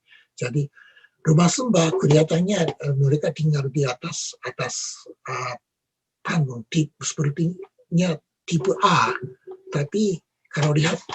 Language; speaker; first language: Indonesian; non-native, learner; Japanese